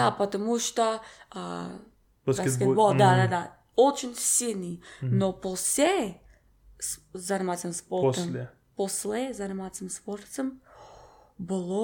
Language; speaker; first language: Russian; non-native, learner; English